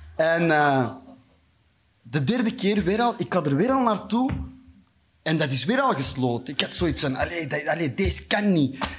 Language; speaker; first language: Dutch; non-native, local second language; Turkish